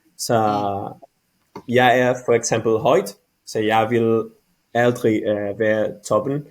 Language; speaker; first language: Danish; non-native, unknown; Catalan